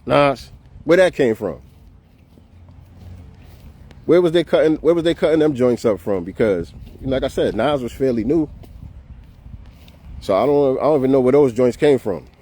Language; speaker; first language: English; native; English